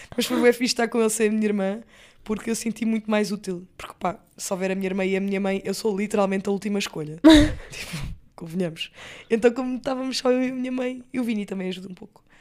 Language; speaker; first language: Portuguese; early bilingual, other home language; English